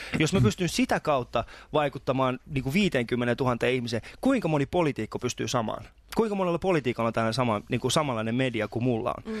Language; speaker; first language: Finnish; early bilingual, other home language; Persian